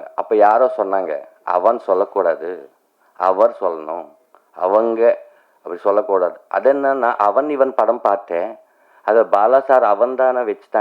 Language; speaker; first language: Tamil; non-native, local second language; Telugu